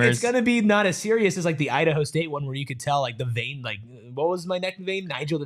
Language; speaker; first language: English; native; English